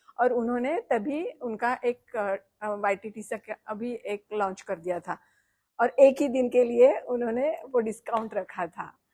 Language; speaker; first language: Hindi; non-native, local second language; Marathi